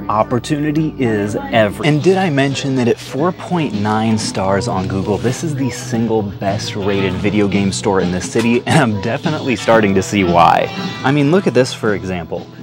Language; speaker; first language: English; native; English